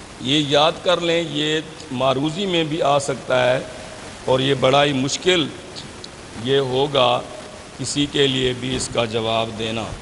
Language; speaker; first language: Urdu; non-native, local second language; Saraiki